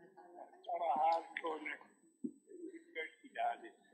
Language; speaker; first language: Spanish; non-native, learner; English